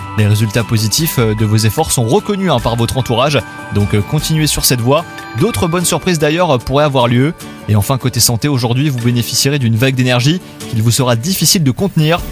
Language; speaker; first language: French; native; French